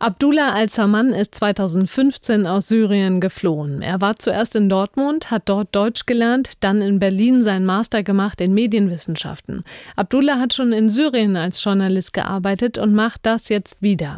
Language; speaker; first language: German; native; German